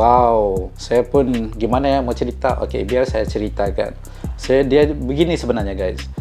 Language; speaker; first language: Malay; native; Malay